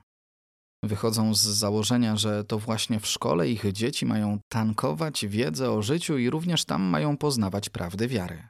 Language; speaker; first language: Polish; native; Polish